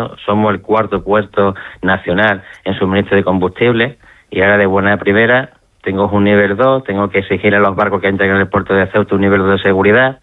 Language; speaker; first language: Spanish; native; Spanish